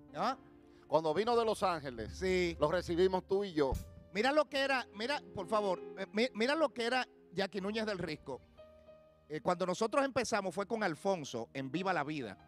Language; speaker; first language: Spanish; native; Spanish